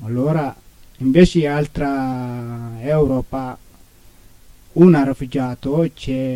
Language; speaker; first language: Italian; non-native, learner; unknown